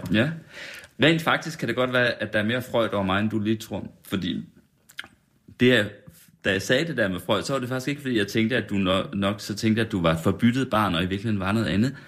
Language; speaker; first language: Danish; native; Danish